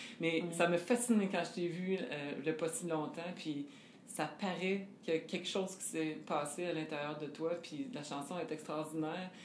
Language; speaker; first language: French; native; French